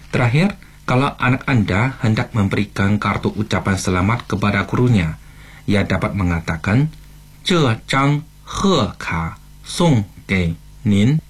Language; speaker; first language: Malay; non-native, fluent; Chinese